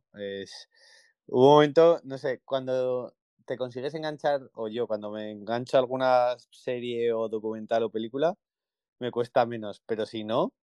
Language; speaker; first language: Spanish; native; Spanish